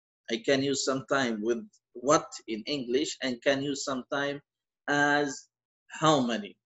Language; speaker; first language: English; non-native, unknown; Arabic